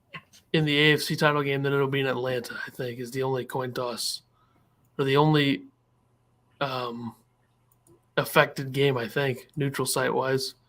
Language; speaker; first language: English; native; English